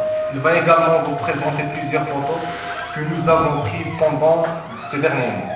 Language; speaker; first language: French; non-native, local second language; Arabic